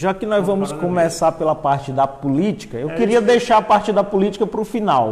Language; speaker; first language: Portuguese; native; Portuguese